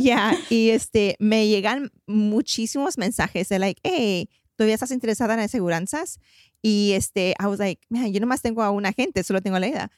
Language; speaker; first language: Spanish; early bilingual, heritage; Spanish